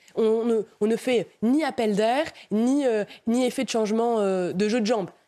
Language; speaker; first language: French; native; French